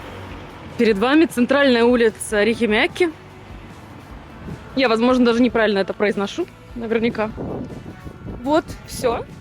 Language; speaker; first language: Russian; native; Russian